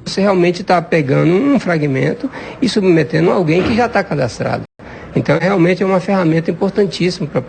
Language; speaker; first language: Portuguese; native; Portuguese